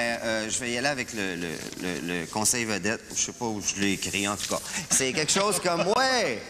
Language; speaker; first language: French; native; French